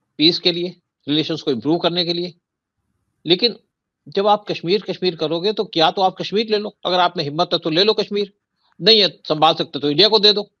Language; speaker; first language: Hindi; native; Hindi